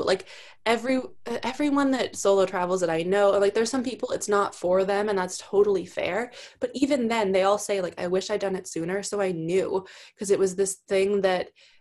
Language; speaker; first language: English; native; English